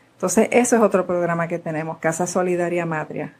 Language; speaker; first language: Spanish; native; Spanish